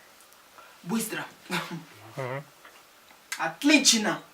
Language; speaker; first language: Russian; non-native, learner; Portuguese